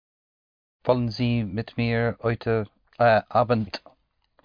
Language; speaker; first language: German; non-native, learner; English